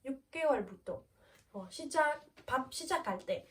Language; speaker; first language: Korean; non-native, learner; French